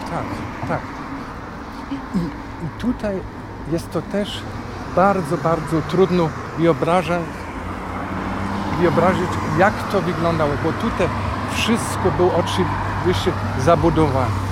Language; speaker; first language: Polish; non-native, fluent; German